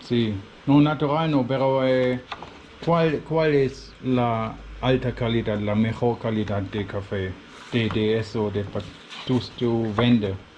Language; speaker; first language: Spanish; non-native, learner; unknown